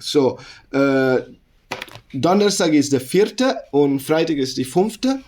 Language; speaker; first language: German; non-native, learner; Italian